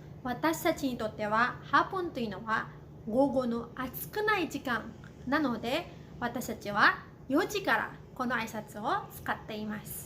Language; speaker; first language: Japanese; non-native, fluent; Cebuano